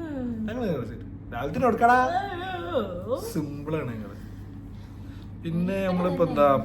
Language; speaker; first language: Malayalam; native; Malayalam